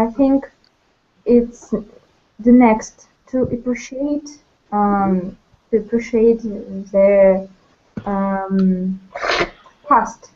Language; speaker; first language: English; non-native, learner; Russian